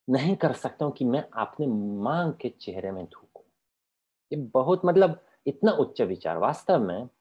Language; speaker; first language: Hindi; non-native, fluent; Polish